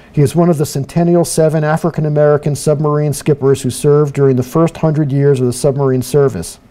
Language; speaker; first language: English; native; English